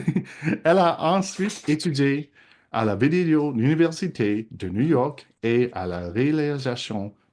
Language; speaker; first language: French; non-native, local second language; English